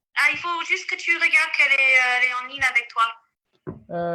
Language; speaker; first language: French; native; French